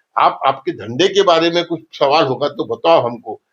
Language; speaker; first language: Hindi; non-native, local second language; Marathi